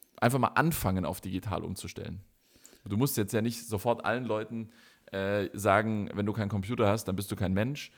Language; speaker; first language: German; native; German